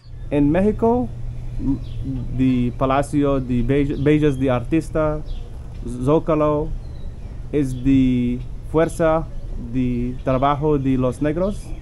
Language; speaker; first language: Spanish; non-native, learner; English